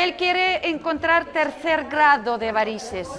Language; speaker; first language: Spanish; non-native, learner; Russian